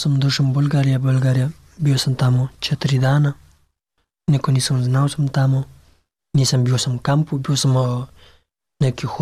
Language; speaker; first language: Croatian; non-native, learner; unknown